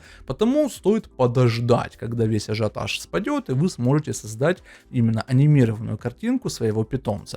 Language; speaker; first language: Russian; native; Russian